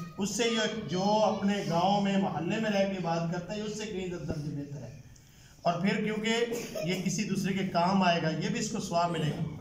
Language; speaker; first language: Urdu; non-native, local second language; Punjabi